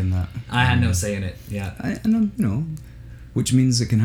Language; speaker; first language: English; native; English